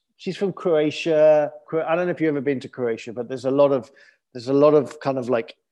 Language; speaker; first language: English; native; English